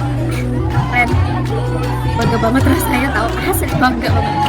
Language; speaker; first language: Indonesian; native; Indonesian